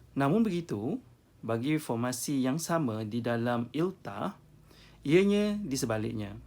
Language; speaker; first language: Malay; native; Malay